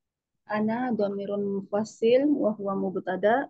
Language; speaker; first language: Arabic; non-native, learner; Indonesian